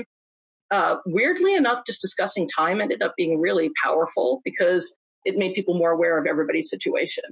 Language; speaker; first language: English; native; English